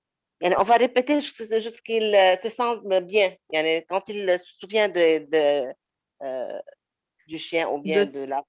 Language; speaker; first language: French; non-native, local second language; Arabic